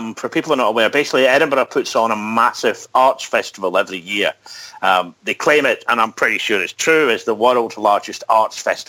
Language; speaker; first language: English; native; English